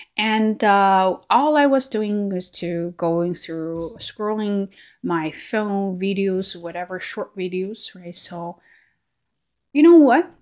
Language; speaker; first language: English; non-native, fluent; Chinese